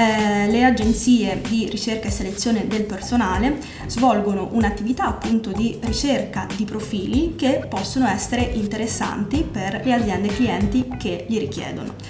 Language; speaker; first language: Italian; native; Italian